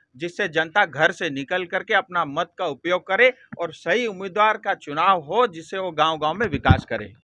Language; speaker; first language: Hindi; non-native, local second language; Nepali